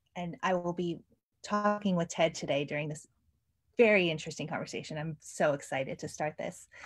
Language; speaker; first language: English; native; English